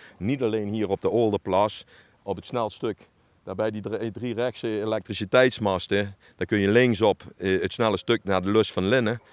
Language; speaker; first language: Dutch; native; Dutch